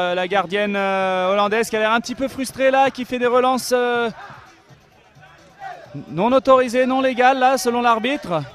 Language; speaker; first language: French; native; French